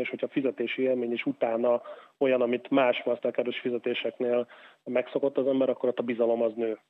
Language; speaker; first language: Hungarian; native; Hungarian